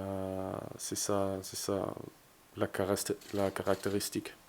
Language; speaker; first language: French; non-native, fluent; German